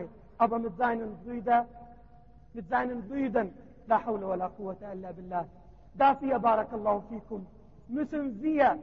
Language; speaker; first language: German; non-native, learner; Arabic